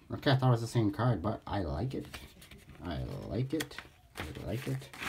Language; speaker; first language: English; native; English